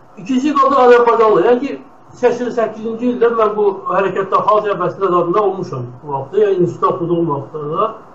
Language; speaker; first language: Azerbaijani; non-native, local second language; Talysh